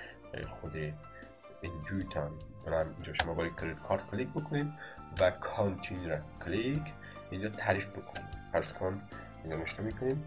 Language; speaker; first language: Persian; native; Persian